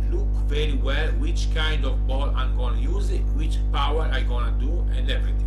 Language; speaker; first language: English; non-native, learner; Italian